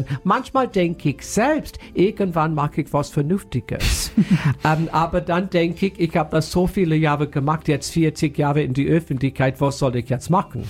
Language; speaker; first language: German; non-native, fluent; English